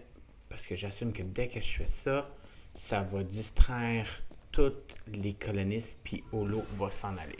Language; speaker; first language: French; native; French